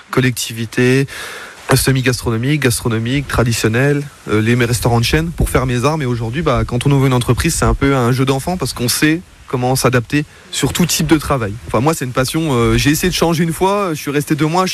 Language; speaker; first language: French; native; French